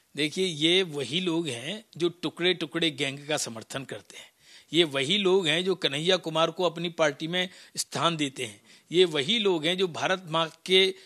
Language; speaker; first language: Hindi; native; Hindi